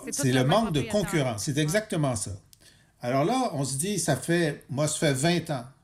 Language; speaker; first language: French; native; French